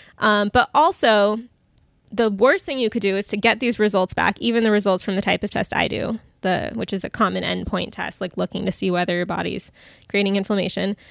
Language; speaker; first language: English; native; English